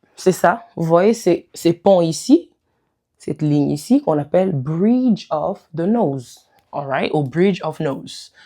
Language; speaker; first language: French; non-native, local second language; Lingala